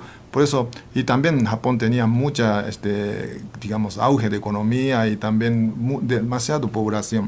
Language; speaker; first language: Spanish; non-native, fluent; Japanese